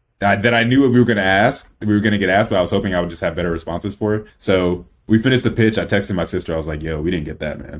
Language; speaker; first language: English; early bilingual, other home language; Igbo